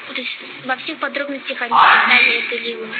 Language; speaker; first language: Russian; native; Russian